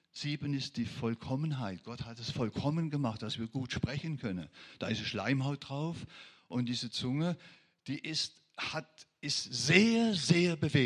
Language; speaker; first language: German; non-native, fluent; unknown